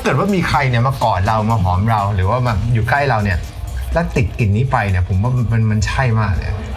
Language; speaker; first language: Thai; native; Thai